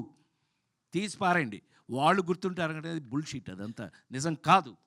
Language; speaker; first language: Telugu; native; Telugu